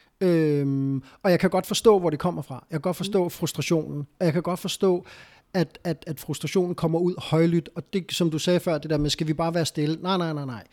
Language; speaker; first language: Danish; early bilingual, other home language; Spanish